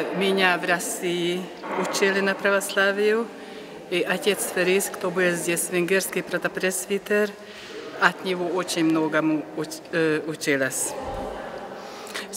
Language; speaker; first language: Russian; non-native, fluent; Hungarian